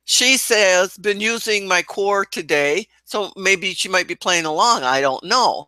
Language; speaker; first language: English; native; English